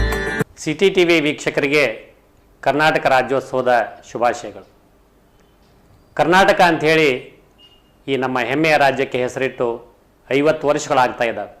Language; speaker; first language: Kannada; native; Kannada